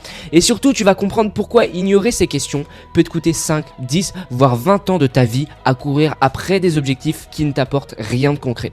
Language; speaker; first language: French; native; French